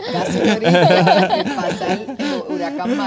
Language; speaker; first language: Spanish; native; Spanish